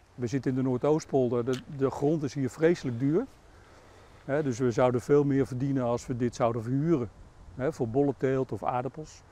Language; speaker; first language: Dutch; native; Dutch